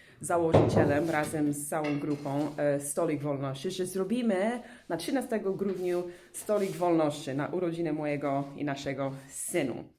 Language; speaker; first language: Polish; non-native, learner; English